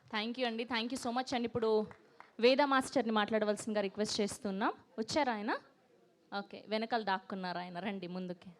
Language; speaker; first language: Telugu; native; Telugu